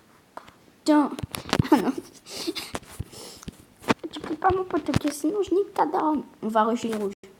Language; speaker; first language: French; native; French